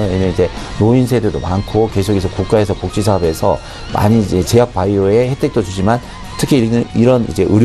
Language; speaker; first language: Korean; native; Korean